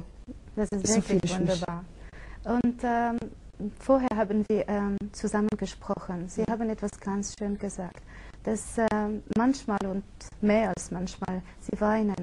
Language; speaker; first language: German; non-native, fluent; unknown